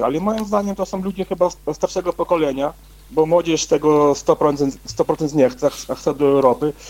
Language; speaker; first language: Polish; non-native, fluent; Ukrainian